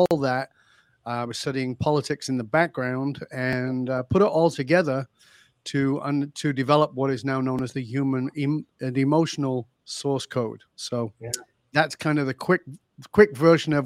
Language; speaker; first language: English; native; English